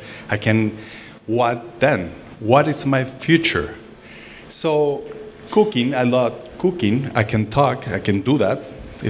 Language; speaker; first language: English; non-native, fluent; Spanish